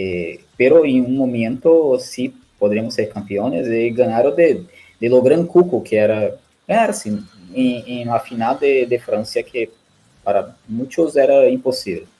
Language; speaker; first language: Spanish; non-native, learner; Portuguese